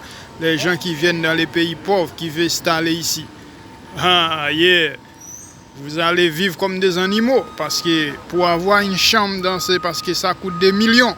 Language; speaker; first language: French; non-native, local second language; Haitian Creole